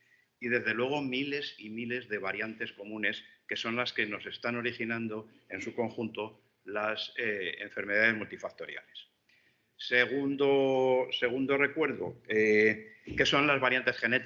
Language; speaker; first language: Spanish; native; Spanish